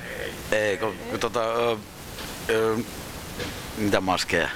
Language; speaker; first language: Finnish; native; Finnish